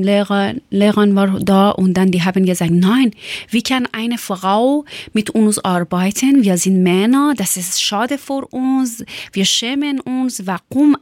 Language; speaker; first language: German; non-native, learner; Persian